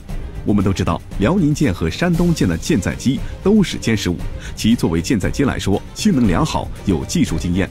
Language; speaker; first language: Chinese; native; Chinese